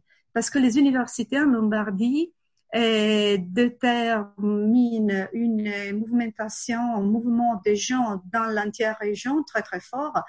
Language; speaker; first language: French; non-native, fluent; Italian